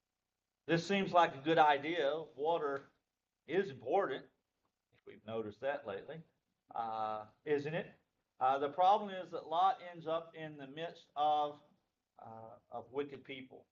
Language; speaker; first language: English; native; English